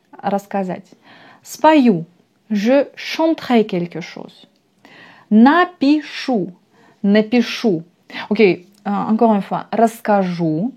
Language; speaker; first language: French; non-native, fluent; Russian